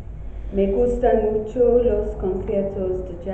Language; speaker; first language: Spanish; non-native, learner; English